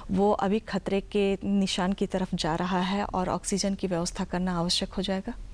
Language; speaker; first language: Hindi; native; Hindi